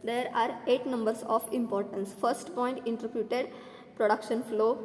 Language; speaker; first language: English; non-native, local second language; Marathi